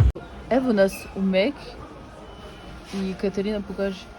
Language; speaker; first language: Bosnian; early bilingual, heritage; Serbian